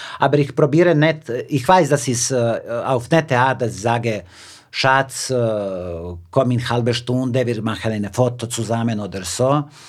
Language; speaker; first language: German; non-native, fluent; Serbian